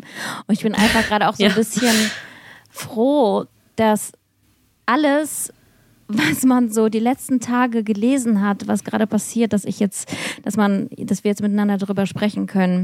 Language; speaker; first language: German; early bilingual, other home language; Russian